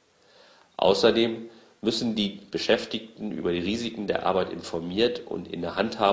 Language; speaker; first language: German; native; German